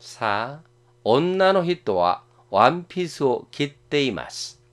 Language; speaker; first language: Japanese; non-native, fluent; Korean